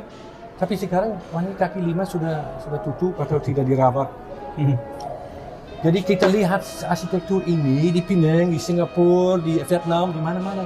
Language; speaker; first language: Indonesian; non-native, fluent; Dutch